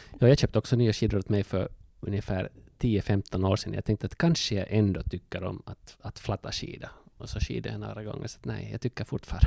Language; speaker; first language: Swedish; native; Swedish